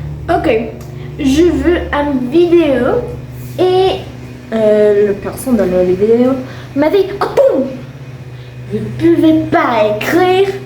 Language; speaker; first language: French; non-native, learner; Spanish